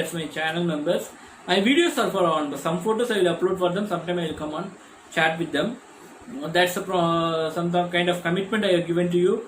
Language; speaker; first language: English; non-native, local second language; Tamil